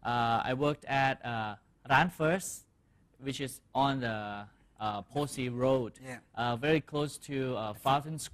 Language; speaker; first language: English; non-native, fluent; Thai